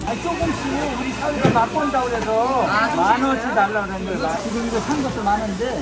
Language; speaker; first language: Korean; native; Korean